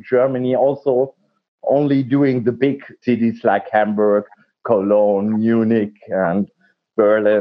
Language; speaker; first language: English; non-native, learner; German